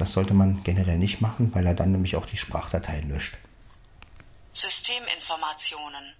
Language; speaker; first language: German; native; German